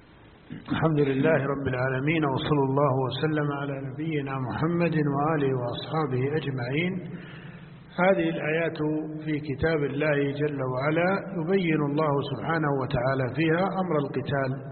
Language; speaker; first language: Arabic; native; Arabic